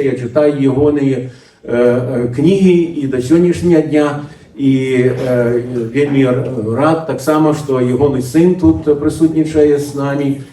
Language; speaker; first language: Belarusian; early bilingual, heritage; Belarusian